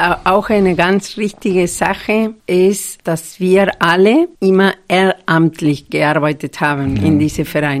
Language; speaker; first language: German; non-native, fluent; Spanish